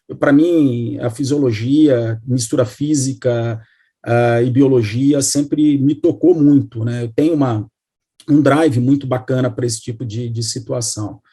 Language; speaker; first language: Portuguese; native; Portuguese